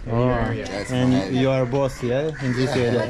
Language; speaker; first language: English; non-native, learner; Russian